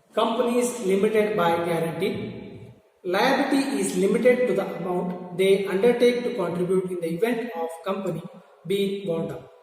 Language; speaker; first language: English; non-native, local second language; Kannada